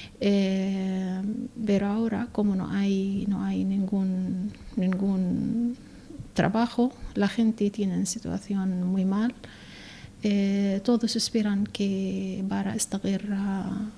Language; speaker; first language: Spanish; non-native, learner; Arabic